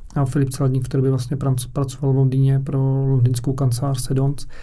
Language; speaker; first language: Czech; native; Czech